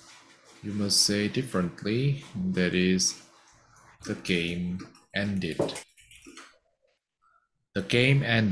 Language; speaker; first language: English; non-native, fluent; Korean